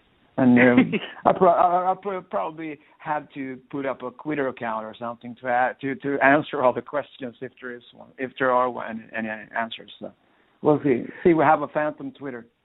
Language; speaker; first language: English; non-native, fluent; Swedish